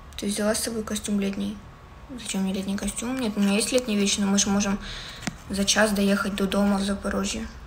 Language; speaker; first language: Russian; native; Russian